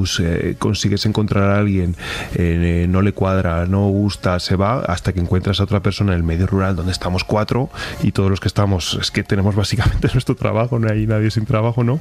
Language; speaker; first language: Spanish; native; Spanish